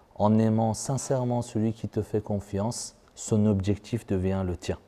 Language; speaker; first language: French; non-native, fluent; Persian